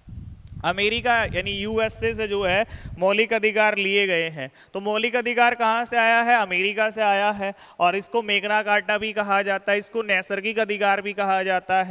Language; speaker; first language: Hindi; native; Hindi